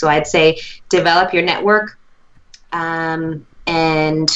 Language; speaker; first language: English; native; English